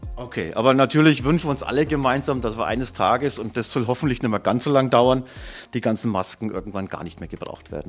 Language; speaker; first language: German; native; German